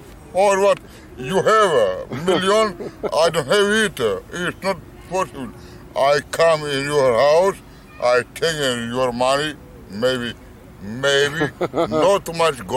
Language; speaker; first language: English; non-native, learner; Romany